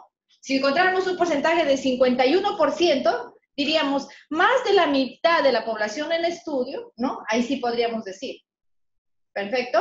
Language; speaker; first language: Spanish; native; Spanish